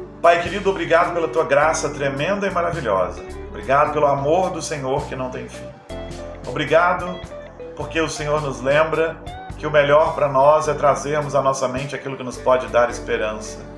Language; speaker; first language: Portuguese; native; Portuguese